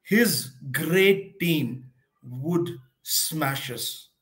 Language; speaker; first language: English; non-native, local second language; Hindi